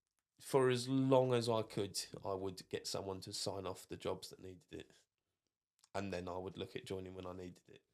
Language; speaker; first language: English; native; English